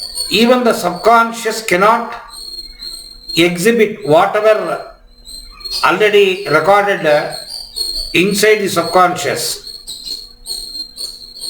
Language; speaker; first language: English; non-native, local second language; Tamil